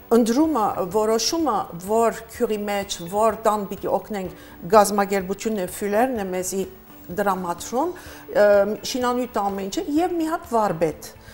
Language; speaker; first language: Armenian; early bilingual, heritage; Armenian